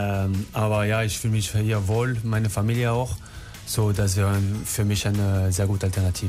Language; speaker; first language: German; non-native, learner; French